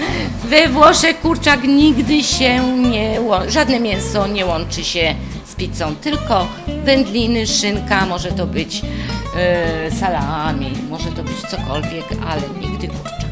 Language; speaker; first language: Polish; non-native, fluent; Italian